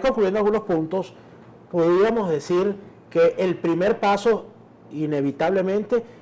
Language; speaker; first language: Spanish; native; Spanish